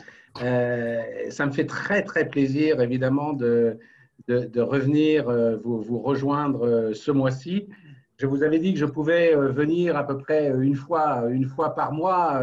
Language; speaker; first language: French; native; French